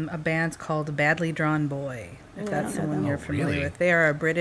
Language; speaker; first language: English; native; English